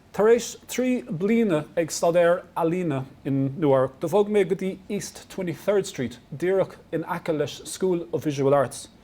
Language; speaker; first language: Irish; non-native, local second language; English